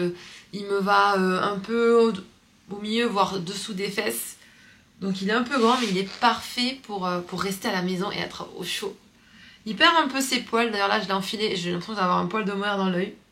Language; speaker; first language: French; native; French